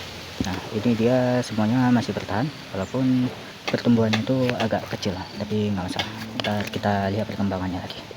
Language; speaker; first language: Indonesian; native; Indonesian